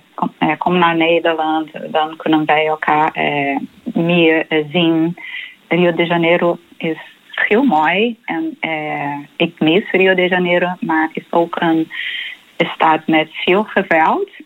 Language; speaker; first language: Dutch; non-native, fluent; Portuguese